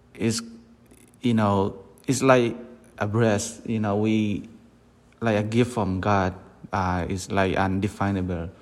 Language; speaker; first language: English; non-native, fluent; Burmese